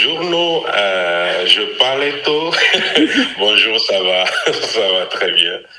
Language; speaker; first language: French; non-native, local second language; Ewe